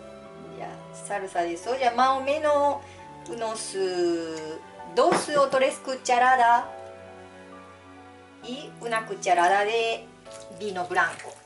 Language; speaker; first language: Spanish; non-native, fluent; Japanese